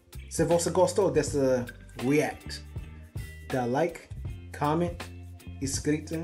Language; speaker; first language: Portuguese; non-native, learner; English